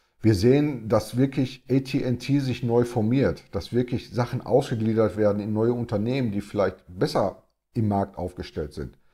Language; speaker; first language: German; native; German